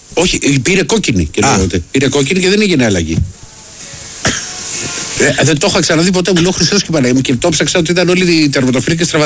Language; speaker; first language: Greek; native; Greek